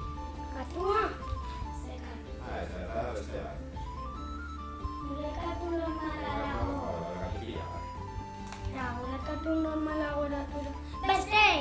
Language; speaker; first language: Basque; non-native, local second language; Spanish